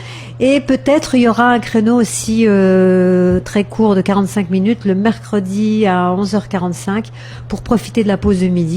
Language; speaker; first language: French; native; French